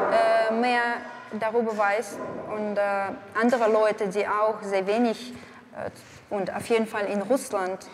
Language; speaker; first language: German; non-native, fluent; Russian